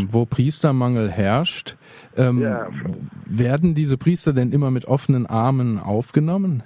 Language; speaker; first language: German; native; German